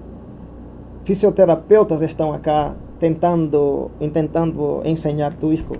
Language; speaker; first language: Spanish; non-native, fluent; Portuguese